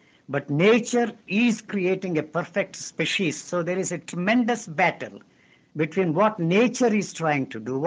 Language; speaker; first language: English; non-native, local second language; Telugu